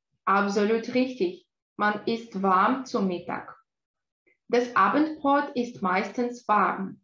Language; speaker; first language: German; non-native, fluent; Russian